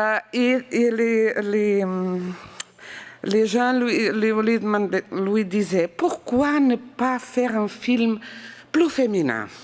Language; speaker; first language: French; non-native, fluent; Portuguese